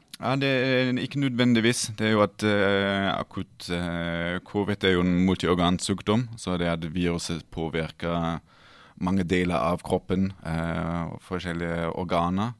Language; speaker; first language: Norwegian; non-native, fluent; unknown